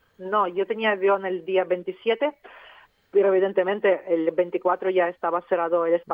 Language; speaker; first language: Spanish; non-native, fluent; Ukrainian